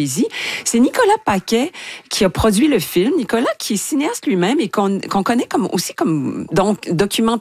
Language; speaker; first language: French; native; French